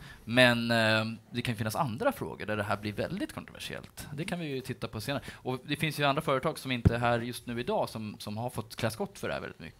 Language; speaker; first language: Swedish; native; Swedish